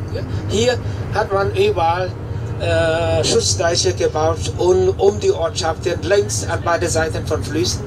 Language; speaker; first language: German; non-native, fluent; Vietnamese